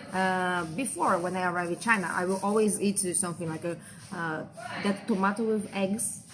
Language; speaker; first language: English; non-native, fluent; Portuguese